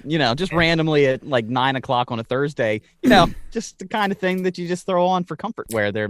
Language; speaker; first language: English; native; English